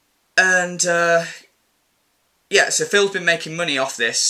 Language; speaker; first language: English; native; English